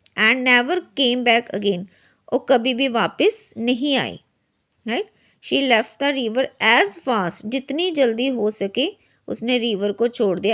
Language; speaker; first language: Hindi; native; Hindi